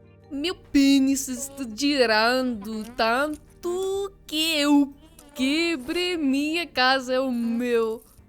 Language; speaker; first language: Portuguese; non-native, learner; English